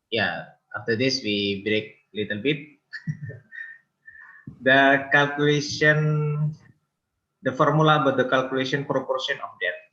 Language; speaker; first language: English; non-native, local second language; Indonesian